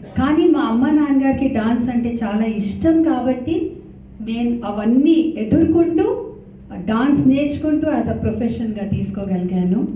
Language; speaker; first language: Telugu; non-native, local second language; Hindi